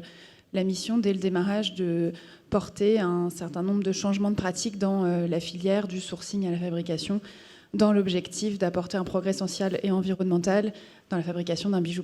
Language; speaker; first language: French; native; French